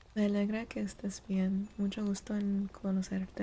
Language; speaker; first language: Spanish; non-native, learner; English